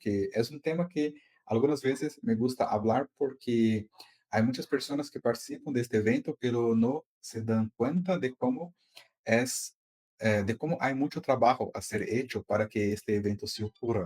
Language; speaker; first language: Spanish; non-native, fluent; Portuguese